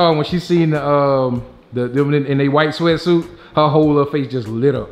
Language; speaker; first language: English; native; English